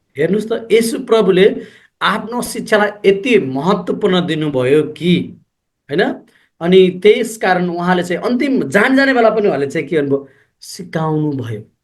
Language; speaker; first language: Nepali; native; Nepali